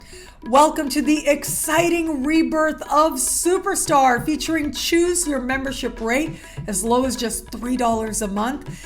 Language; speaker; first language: English; native; English